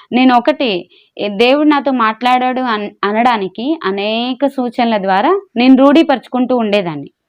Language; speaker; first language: Telugu; non-native, local second language; Urdu